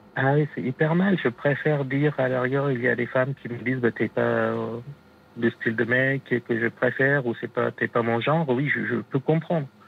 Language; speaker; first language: French; non-native, fluent; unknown